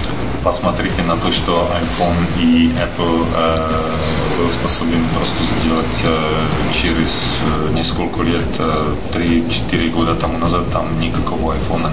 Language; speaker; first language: Russian; non-native, fluent; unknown